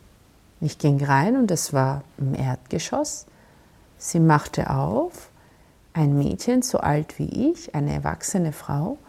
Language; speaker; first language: German; non-native, fluent; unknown